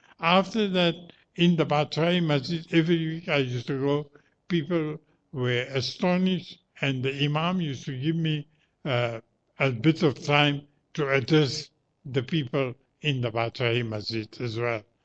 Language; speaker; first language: English; native; English